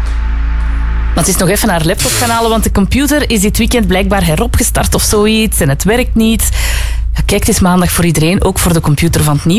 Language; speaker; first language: Dutch; native; Dutch